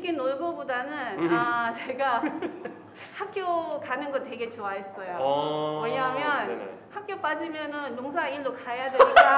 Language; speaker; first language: Korean; non-native, fluent; Filipino